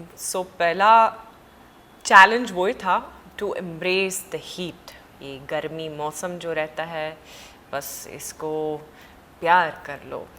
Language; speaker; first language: Hindi; non-native, fluent; Swedish